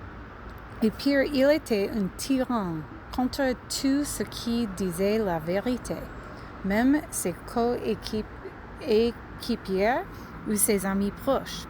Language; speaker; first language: French; non-native, learner; English